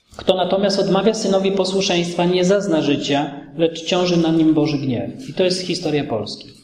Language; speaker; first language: Polish; native; Polish